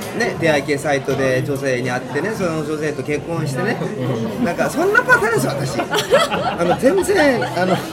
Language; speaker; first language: Japanese; non-native, fluent; Korean